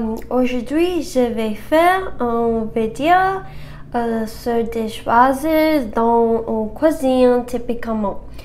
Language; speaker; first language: French; non-native, learner; English